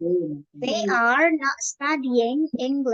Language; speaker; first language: English; non-native, fluent; Indonesian